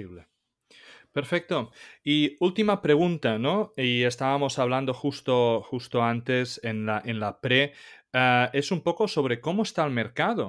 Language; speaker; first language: Spanish; native; Spanish